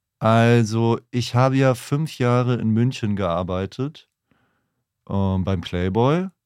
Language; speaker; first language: German; native; German